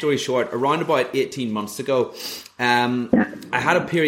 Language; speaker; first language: English; native; English